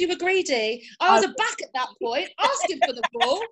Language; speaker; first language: English; native; English